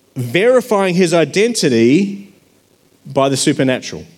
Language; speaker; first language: English; native; English